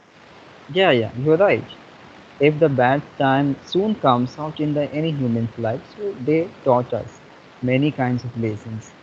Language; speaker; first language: English; non-native, fluent; Hindi